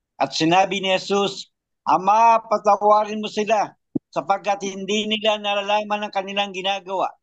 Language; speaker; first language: Filipino; native; Filipino